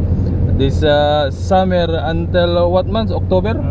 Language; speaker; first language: English; non-native, learner; Filipino